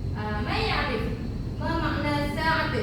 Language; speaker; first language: Arabic; non-native, learner; Malay